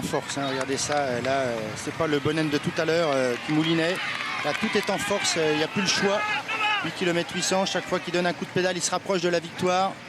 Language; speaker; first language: French; native; French